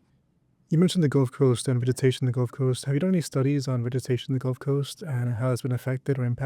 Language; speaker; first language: English; native; English